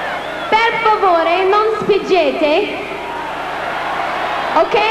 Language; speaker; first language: Italian; non-native, learner; English